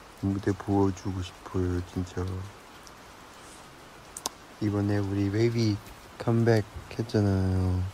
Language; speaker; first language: Korean; non-native, learner; Chinese